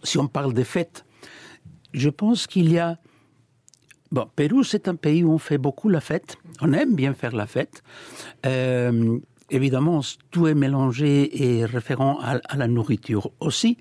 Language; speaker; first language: French; non-native, fluent; Spanish